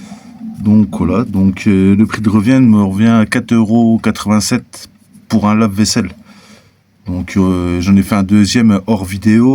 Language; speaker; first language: French; native; French